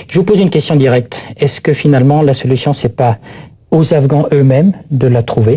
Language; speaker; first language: French; native; French